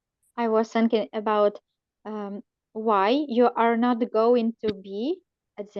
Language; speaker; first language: English; non-native, learner; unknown